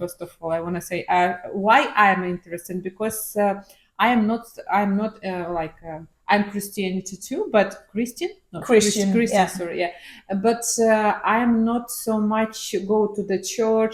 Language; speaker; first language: English; non-native, learner; Ukrainian